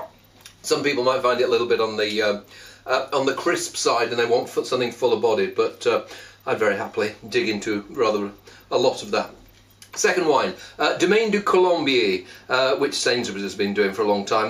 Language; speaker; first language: English; native; English